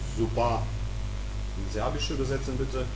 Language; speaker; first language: German; non-native, fluent; Serbian